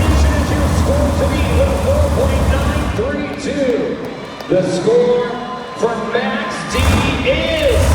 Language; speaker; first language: English; native; English